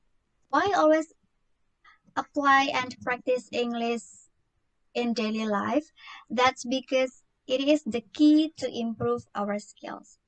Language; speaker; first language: English; non-native, learner; Indonesian